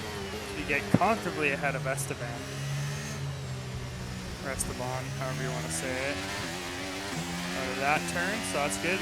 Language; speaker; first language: English; native; English